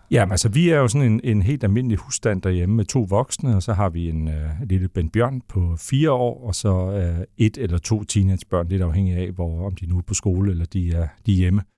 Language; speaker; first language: Danish; native; Danish